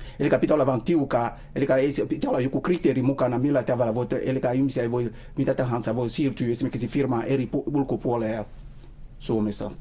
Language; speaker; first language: Finnish; non-native, learner; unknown